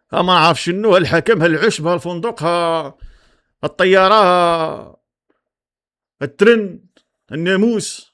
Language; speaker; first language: Arabic; native; Arabic